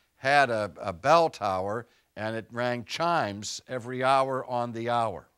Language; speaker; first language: English; native; English